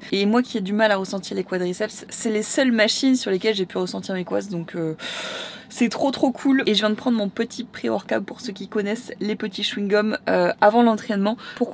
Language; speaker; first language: French; native; French